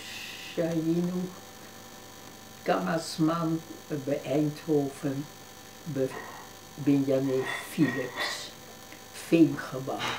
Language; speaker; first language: Hebrew; non-native, fluent; Dutch